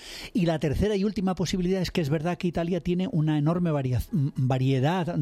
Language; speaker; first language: Spanish; native; Spanish